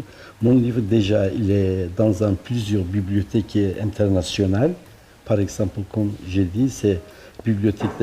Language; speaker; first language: French; non-native, learner; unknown